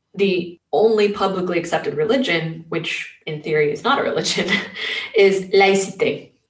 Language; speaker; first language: English; native; English